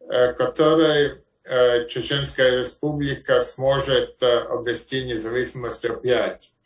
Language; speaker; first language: Russian; non-native, fluent; Latvian